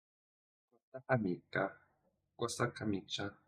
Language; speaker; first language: Italian; non-native, learner; English